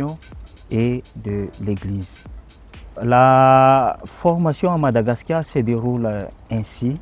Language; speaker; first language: French; non-native, local second language; Malagasy